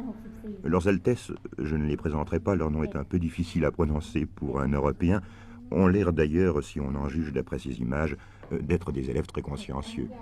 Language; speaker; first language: French; native; French